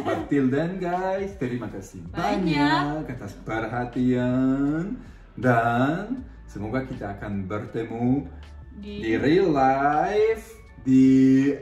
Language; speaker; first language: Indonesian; non-native, fluent; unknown